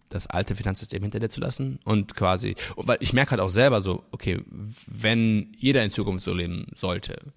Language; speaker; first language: German; non-native, local second language; Luxembourgish